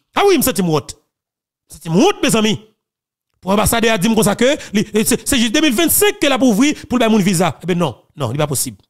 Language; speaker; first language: French; non-native, local second language; Haitian Creole